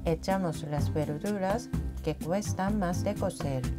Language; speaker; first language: Spanish; non-native, fluent; Japanese